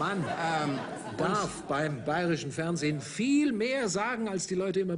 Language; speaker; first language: German; native; German